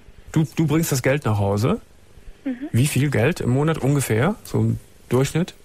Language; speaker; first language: German; native; German